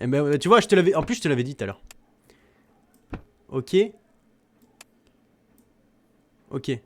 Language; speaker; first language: French; native; French